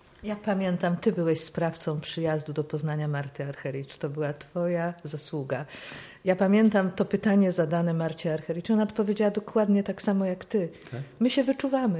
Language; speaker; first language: Polish; native; Polish